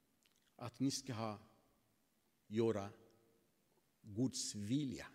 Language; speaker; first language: Swedish; non-native, fluent; Tigrinya